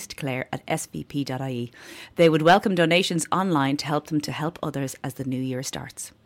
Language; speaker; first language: English; native; English